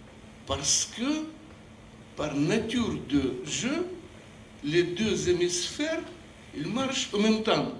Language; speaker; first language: French; non-native, fluent; Russian